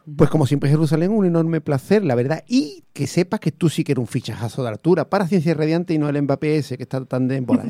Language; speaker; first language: Spanish; native; Spanish